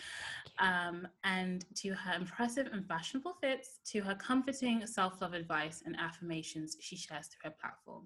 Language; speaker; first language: English; native; English